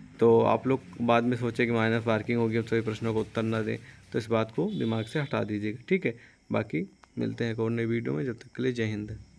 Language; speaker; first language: Hindi; native; Hindi